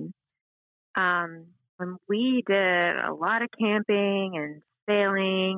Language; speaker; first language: English; native; English